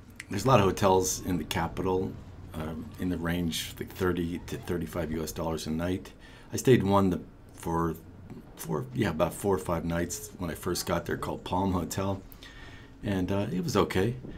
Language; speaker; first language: English; native; English